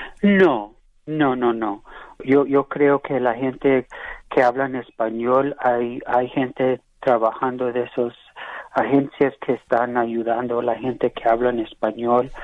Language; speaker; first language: Spanish; early bilingual, heritage; English